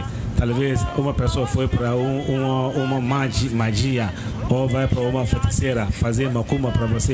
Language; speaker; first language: Portuguese; non-native, learner; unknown